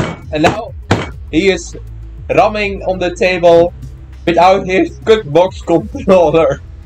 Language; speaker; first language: English; non-native, learner; Dutch